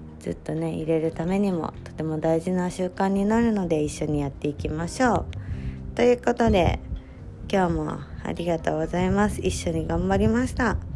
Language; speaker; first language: Japanese; native; Japanese